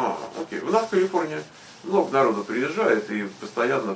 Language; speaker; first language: Russian; native; Russian